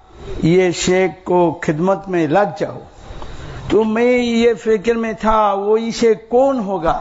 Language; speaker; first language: Hindi; non-native, learner; Bangla